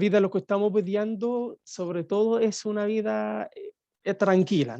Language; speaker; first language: Spanish; non-native, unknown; Arabic